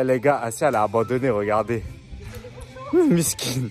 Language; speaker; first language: French; early bilingual, other home language; Turkish